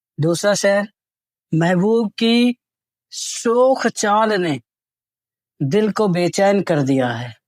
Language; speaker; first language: Urdu; native; Urdu